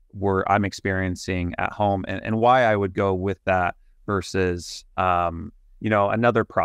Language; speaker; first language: English; native; English